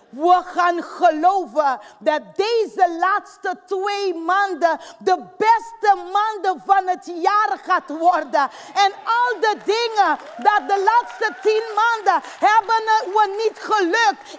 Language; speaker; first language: Dutch; non-native, fluent; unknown